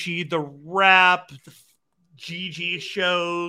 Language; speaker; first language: English; native; English